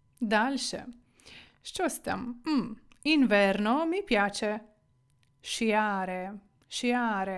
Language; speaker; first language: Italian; non-native, fluent; Ukrainian